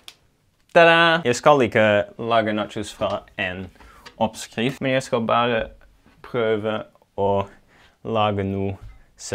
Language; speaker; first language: Norwegian; non-native, learner; Dutch